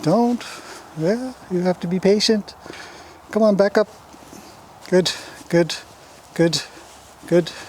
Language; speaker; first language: English; native; English